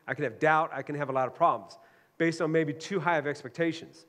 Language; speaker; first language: English; native; English